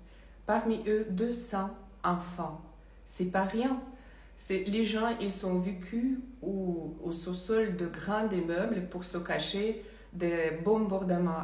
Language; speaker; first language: French; non-native, fluent; Russian